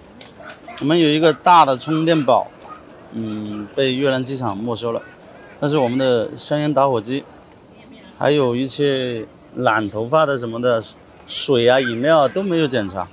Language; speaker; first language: Chinese; native; Chinese